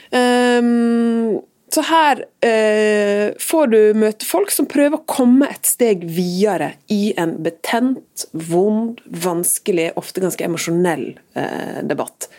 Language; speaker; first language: Norwegian; native; Norwegian